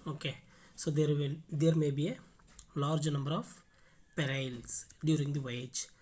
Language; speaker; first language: English; non-native, local second language; Kannada